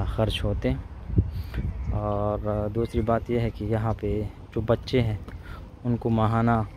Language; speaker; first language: Urdu; native; Urdu